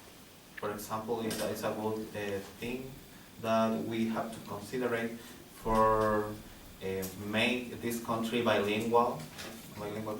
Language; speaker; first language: English; non-native, learner; Spanish